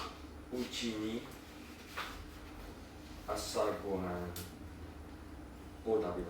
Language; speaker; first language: Japanese; non-native, learner; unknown